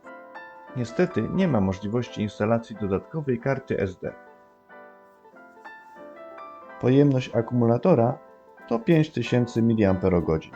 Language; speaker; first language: Polish; native; Polish